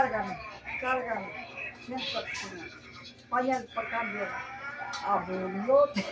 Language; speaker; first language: Spanish; non-native, local second language; Quechua